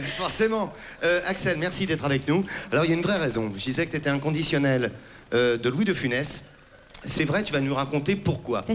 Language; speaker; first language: French; native; French